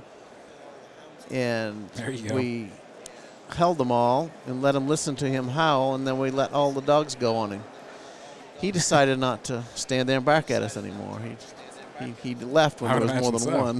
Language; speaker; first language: English; native; English